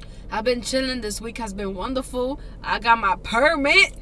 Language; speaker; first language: English; early bilingual, other home language; Spanish